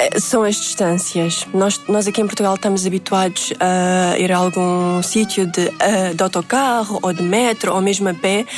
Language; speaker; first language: Portuguese; early bilingual, other home language; Uzbek